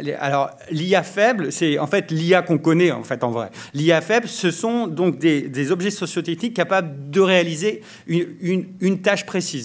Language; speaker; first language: French; native; French